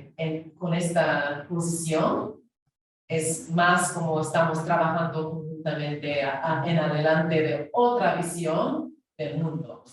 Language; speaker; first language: Spanish; non-native, fluent; English